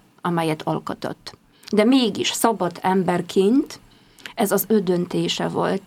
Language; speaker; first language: Hungarian; non-native, fluent; Polish